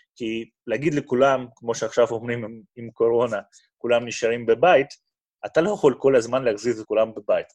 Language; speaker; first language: Hebrew; non-native, fluent; Russian